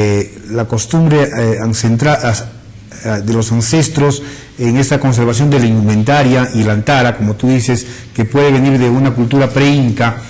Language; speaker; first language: Spanish; native; Spanish